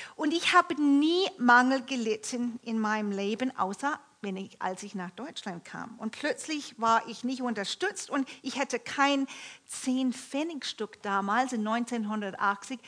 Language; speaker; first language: German; non-native, fluent; English